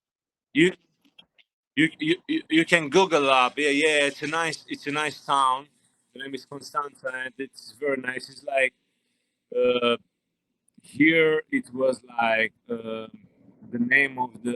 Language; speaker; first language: English; non-native, learner; Romanian